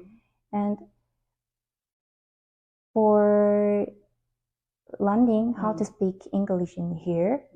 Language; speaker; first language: English; non-native, learner; Korean